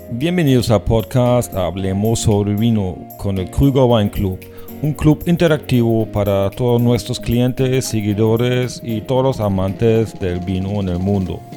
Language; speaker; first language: Spanish; non-native, fluent; German